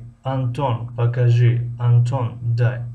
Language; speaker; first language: Russian; non-native, fluent; Persian